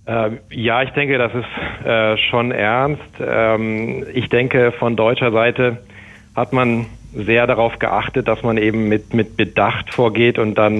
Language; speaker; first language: German; native; German